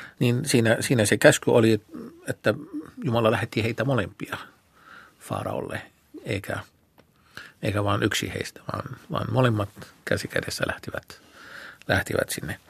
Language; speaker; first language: Finnish; non-native, fluent; Arabic